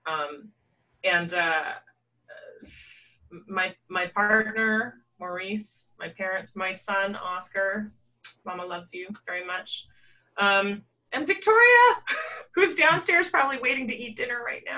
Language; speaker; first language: English; native; English